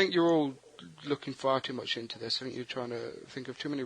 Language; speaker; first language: English; native; English